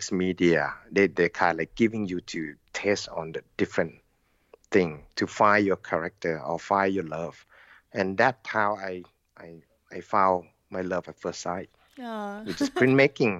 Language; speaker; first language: English; non-native, learner; Thai